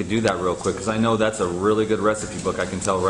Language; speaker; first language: English; native; English